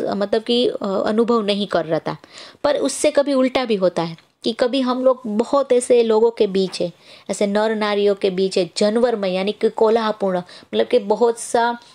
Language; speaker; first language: Hindi; non-native, local second language; Gujarati